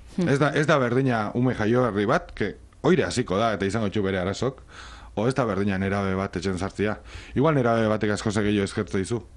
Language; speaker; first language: Basque; native; Basque